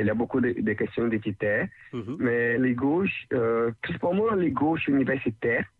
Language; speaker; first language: French; non-native, learner; Portuguese